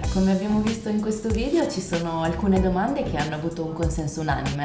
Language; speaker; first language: Italian; native; Italian